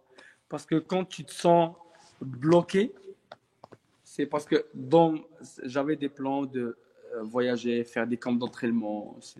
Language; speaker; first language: French; non-native, local second language; Arabic